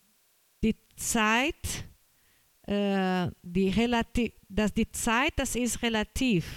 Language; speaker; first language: German; non-native, fluent; Portuguese